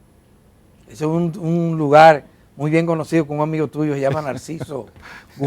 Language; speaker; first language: Spanish; native; Spanish